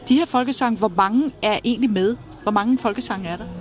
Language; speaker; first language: Danish; native; Danish